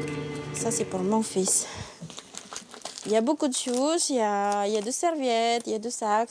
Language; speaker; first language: French; non-native, learner; Filipino